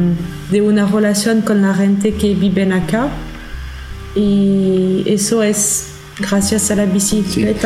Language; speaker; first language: Spanish; non-native, learner; French